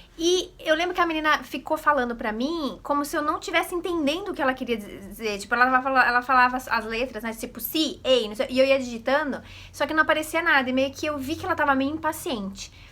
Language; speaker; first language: Portuguese; native; Portuguese